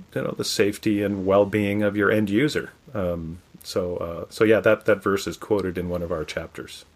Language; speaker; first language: English; native; English